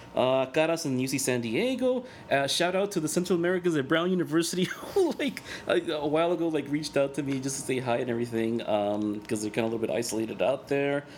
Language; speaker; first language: English; non-native, fluent; Spanish